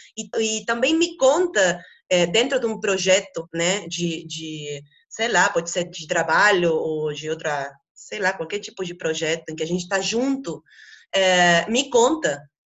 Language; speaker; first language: Portuguese; non-native, fluent; Spanish